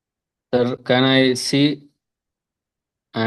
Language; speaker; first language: English; non-native, learner; Hindi